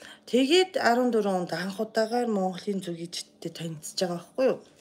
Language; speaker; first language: Mongolian; non-native, fluent; Japanese